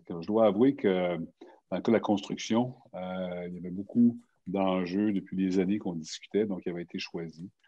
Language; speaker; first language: French; native; French